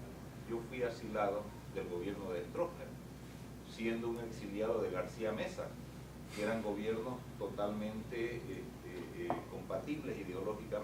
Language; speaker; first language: Spanish; native; Spanish